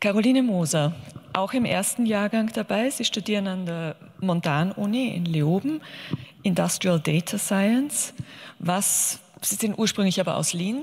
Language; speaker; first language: German; native; German